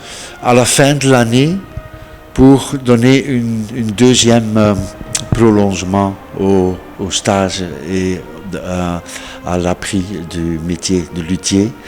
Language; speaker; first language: French; non-native, local second language; Dutch